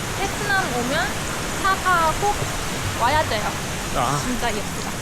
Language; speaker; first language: Korean; non-native, learner; Thai